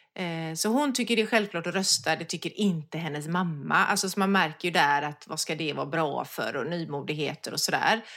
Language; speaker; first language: Swedish; native; Swedish